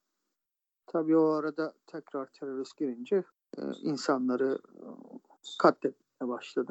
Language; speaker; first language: Turkish; native; Turkish